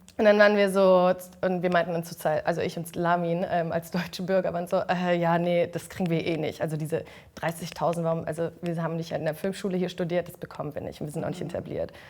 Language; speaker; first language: German; early bilingual, other home language; Arabic